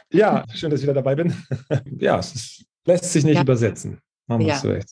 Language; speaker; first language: German; native; German